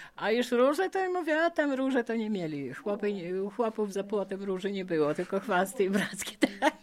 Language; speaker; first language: Polish; native; Polish